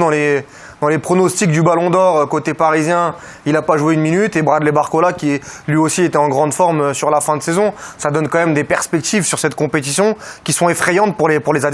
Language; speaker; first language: French; native; French